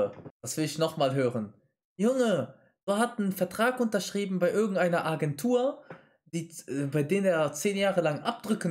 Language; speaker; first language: German; native; German